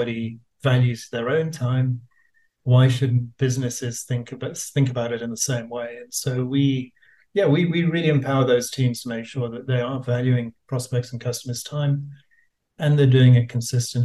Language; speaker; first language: English; native; English